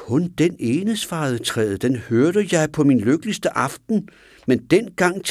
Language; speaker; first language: Danish; native; Danish